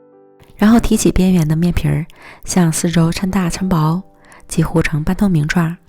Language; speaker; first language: Chinese; native; Chinese